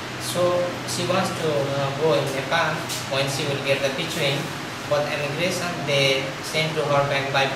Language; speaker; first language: English; non-native, learner; Nepali